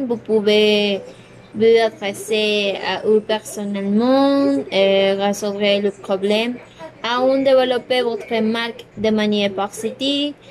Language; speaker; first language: French; non-native, learner; Spanish